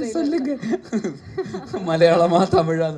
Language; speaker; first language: Tamil; non-native, learner; Malayalam